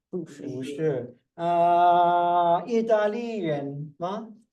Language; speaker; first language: Chinese; non-native, fluent; English